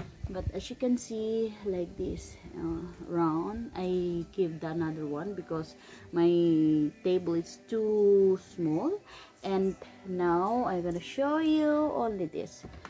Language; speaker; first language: English; non-native, local second language; Chavacano